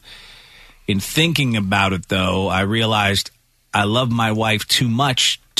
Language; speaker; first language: English; native; English